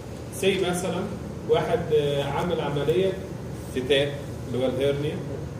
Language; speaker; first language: Arabic; native; Arabic